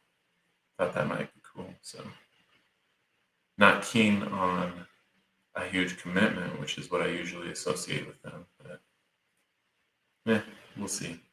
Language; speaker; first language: English; native; English